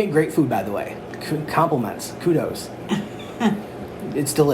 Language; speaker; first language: English; native; English